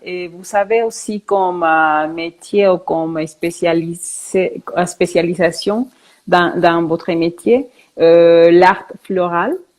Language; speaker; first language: French; non-native, fluent; Spanish